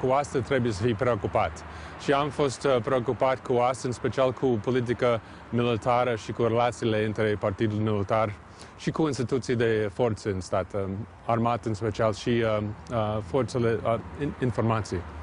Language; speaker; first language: Romanian; non-native, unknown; English